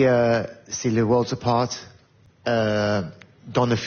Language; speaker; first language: French; non-native, learner; English